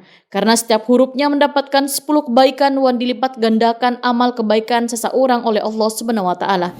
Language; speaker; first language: Indonesian; non-native, local second language; Banjar